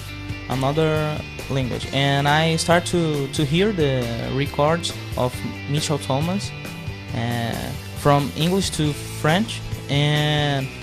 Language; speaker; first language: English; non-native, fluent; Portuguese